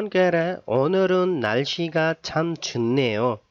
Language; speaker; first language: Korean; non-native, fluent; Urdu